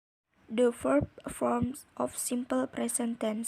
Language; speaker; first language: English; non-native, learner; Indonesian